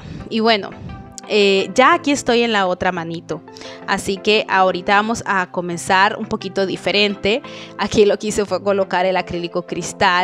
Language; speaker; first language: Spanish; native; Spanish